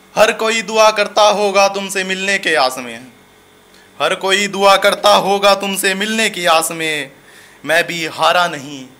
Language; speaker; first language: Hindi; native; Hindi